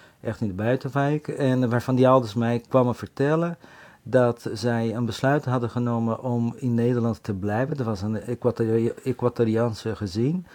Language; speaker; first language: Dutch; non-native, fluent; Portuguese